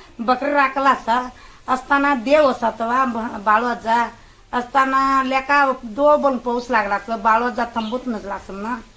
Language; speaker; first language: Marathi; non-native, local second language; Kannada